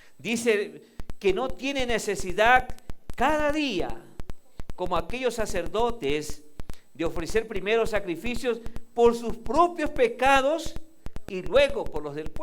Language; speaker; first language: Spanish; native; Spanish